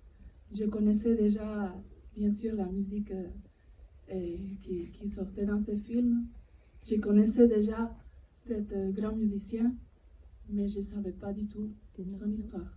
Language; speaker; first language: French; non-native, fluent; Spanish